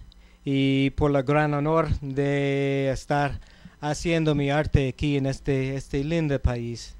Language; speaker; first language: Spanish; non-native, learner; English